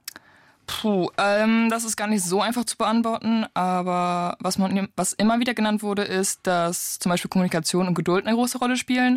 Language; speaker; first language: German; native; German